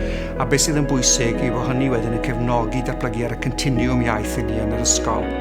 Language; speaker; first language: Welsh; native; Welsh